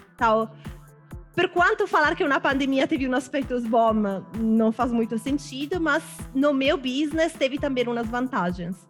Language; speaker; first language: Portuguese; non-native, fluent; Italian